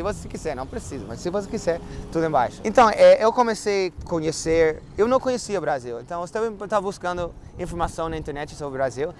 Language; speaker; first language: Portuguese; non-native, fluent; English